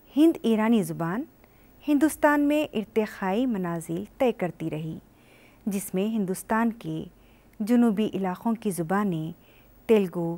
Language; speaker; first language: Urdu; native; Urdu